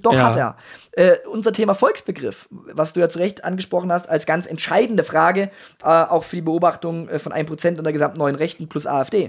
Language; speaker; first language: German; native; German